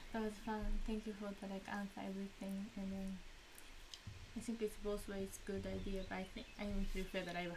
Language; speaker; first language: English; non-native, learner; Japanese